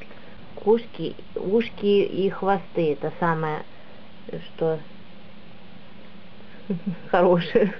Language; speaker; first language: Russian; native; Russian